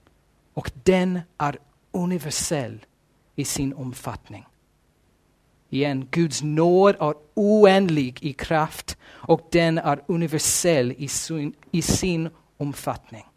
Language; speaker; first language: Swedish; non-native, fluent; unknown